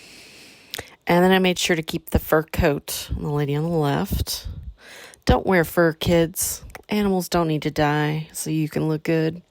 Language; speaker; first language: English; native; English